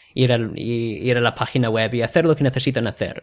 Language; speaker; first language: Spanish; non-native, fluent; English